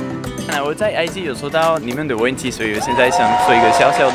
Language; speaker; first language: Chinese; non-native, fluent; French